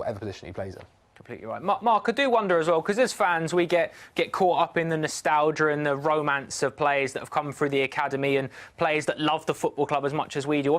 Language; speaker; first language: English; native; English